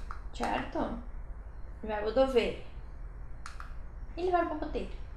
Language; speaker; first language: Italian; non-native, fluent; Portuguese